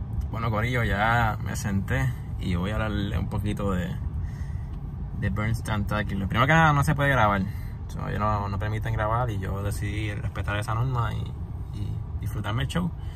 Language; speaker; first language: Spanish; early bilingual, heritage; Spanish